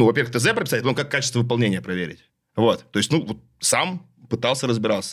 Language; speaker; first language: Russian; native; Russian